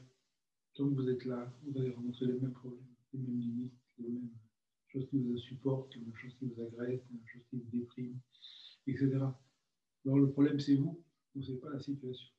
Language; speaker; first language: French; native; French